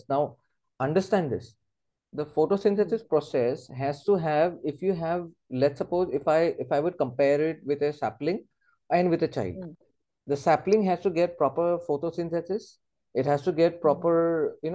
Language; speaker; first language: English; non-native, local second language; Assamese